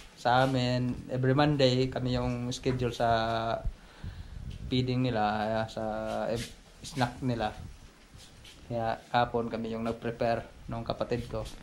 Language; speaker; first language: Filipino; non-native, local second language; Cebuano